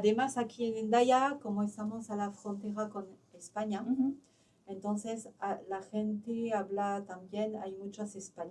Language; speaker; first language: Spanish; non-native, local second language; French